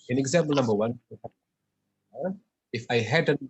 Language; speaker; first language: English; non-native, learner; Indonesian